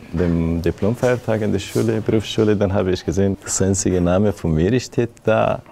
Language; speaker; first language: German; non-native, fluent; Persian